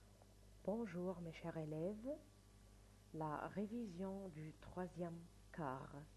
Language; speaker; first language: French; non-native, fluent; Arabic